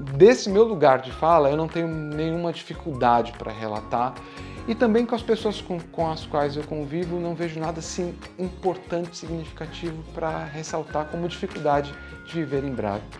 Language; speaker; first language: Portuguese; native; Portuguese